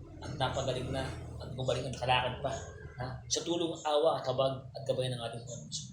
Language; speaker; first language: Filipino; non-native, local second language; Pampanga